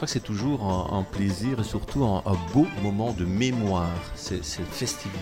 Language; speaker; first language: French; native; French